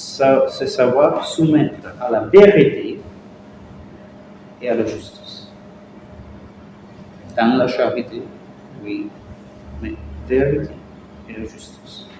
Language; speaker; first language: French; non-native, fluent; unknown